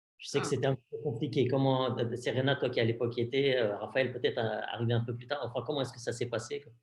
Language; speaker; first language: French; native; French